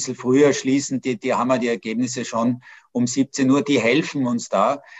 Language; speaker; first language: German; native; German